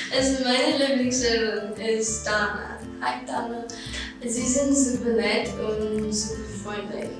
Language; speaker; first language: German; non-native, learner; Korean